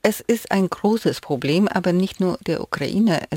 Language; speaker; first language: German; non-native, fluent; Ukrainian